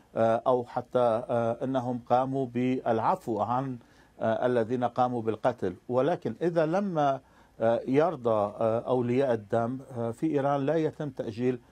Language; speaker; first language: Arabic; non-native, fluent; Persian